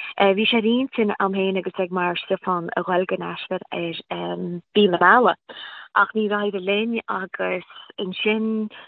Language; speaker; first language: Irish; native; Irish